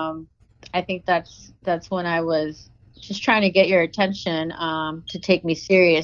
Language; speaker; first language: English; native; English